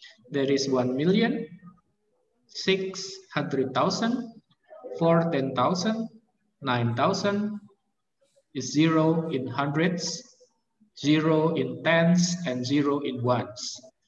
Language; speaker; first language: English; non-native, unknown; Indonesian